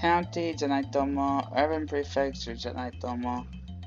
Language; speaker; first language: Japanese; non-native, learner; English